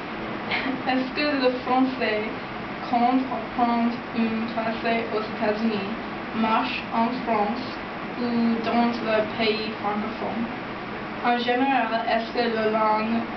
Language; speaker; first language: French; non-native, learner; English